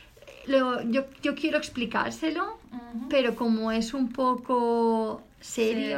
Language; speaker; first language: Spanish; native; Spanish